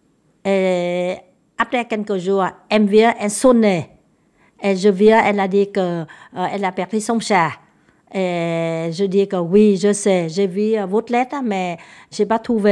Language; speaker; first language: French; non-native, learner; Vietnamese